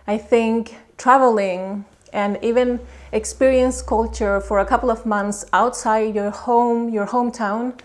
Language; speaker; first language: English; non-native, fluent; Spanish